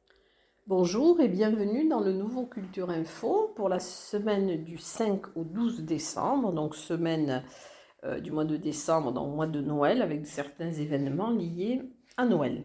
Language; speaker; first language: French; native; French